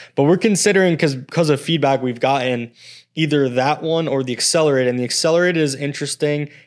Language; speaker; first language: English; native; English